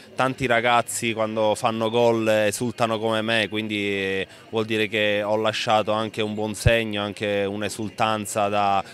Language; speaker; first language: Italian; native; Italian